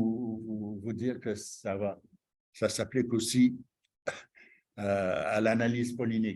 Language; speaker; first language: French; native; French